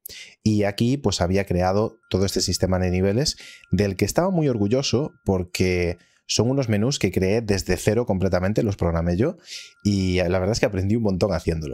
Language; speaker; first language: Spanish; native; Spanish